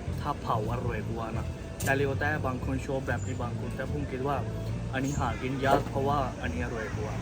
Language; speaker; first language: Thai; non-native, learner; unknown